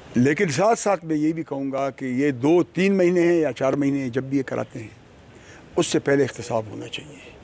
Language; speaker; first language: Urdu; non-native, local second language; Pashto